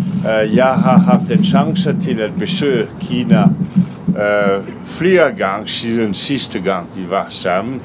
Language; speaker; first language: Danish; non-native, fluent; French